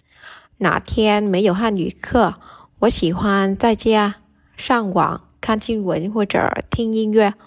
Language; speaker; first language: Chinese; non-native, learner; Vietnamese